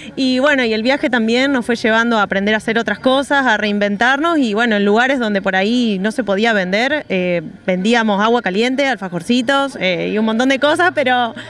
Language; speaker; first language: Spanish; native; Spanish